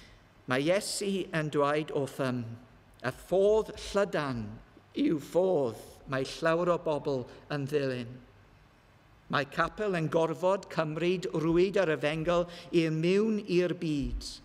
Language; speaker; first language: Welsh; non-native, learner; English